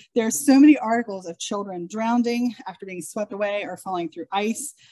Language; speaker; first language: English; native; English